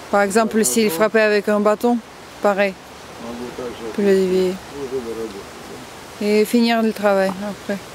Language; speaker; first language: French; non-native, fluent; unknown